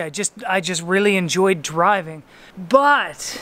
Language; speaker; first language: English; native; English